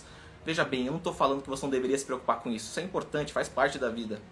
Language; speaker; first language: Portuguese; native; Portuguese